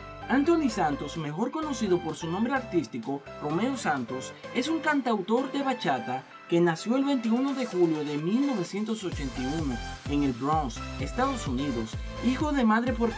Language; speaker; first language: Spanish; native; Spanish